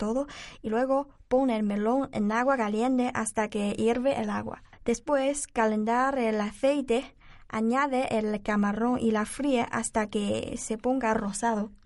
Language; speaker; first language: Spanish; non-native, learner; Chinese